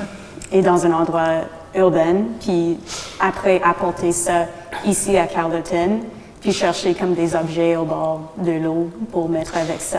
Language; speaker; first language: French; non-native, local second language; English